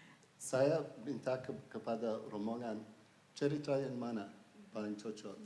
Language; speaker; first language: Indonesian; non-native, fluent; English